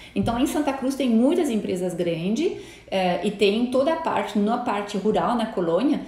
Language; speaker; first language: Portuguese; non-native, fluent; French